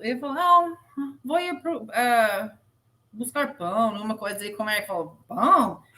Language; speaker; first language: Portuguese; non-native, learner; English